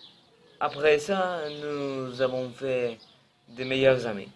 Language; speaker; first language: French; non-native, learner; Spanish